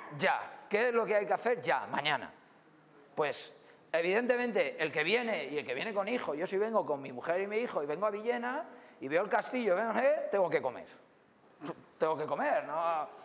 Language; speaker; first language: Spanish; native; Spanish